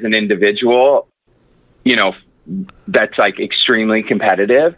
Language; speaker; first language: English; native; English